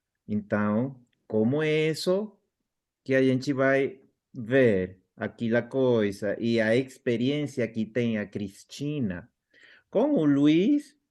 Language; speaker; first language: Portuguese; non-native, fluent; Spanish